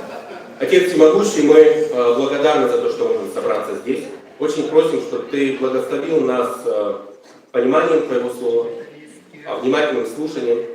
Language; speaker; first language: Russian; native; Russian